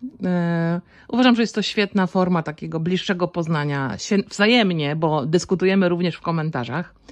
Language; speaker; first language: Polish; native; Polish